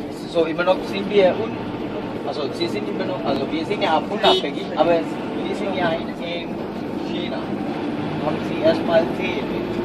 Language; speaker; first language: German; non-native, learner; Sinhala